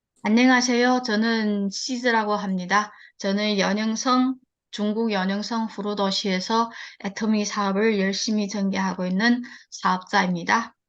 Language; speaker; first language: Korean; early bilingual, heritage; Korean